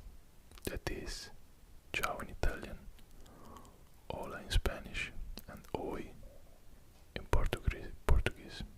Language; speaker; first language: English; non-native, fluent; Italian